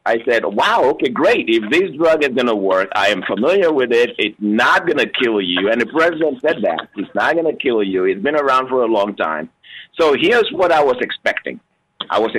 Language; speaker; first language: English; non-native, local second language; Yoruba